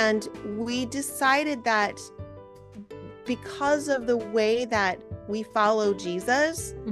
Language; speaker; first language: English; native; English